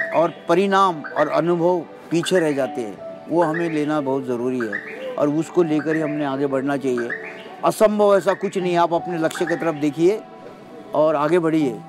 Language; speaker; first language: Hindi; non-native, local second language; Marathi